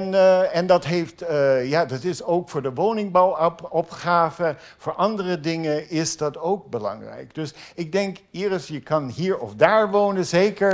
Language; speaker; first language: Dutch; non-native, fluent; English